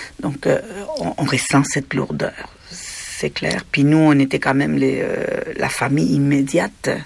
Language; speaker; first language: French; non-native, fluent; Spanish